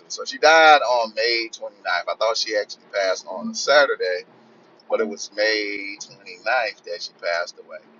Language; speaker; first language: English; native; English